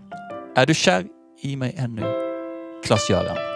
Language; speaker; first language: Swedish; native; Swedish